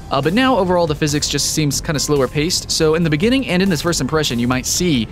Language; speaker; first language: English; native; English